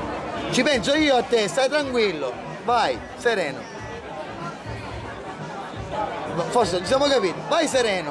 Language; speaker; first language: Italian; native; Italian